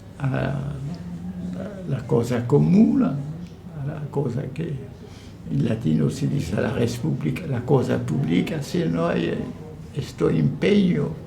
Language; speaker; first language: Spanish; non-native, fluent; French